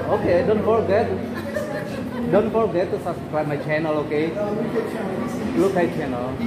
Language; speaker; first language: English; non-native, learner; Indonesian